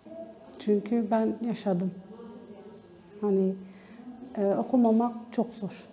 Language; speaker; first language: Turkish; non-native, local second language; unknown